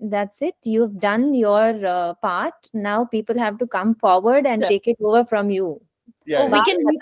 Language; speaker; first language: English; non-native, local second language; Kashmiri